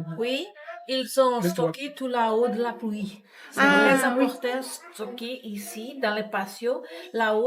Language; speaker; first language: French; non-native, learner; Portuguese